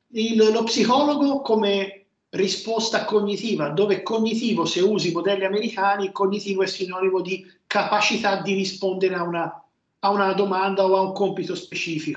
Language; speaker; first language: Italian; native; Italian